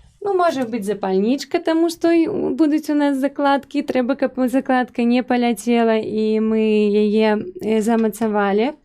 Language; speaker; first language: Belarusian; native; Belarusian